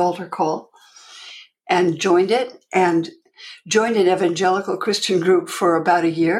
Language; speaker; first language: English; native; English